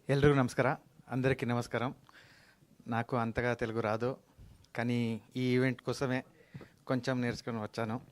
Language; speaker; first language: Telugu; non-native, learner; Kannada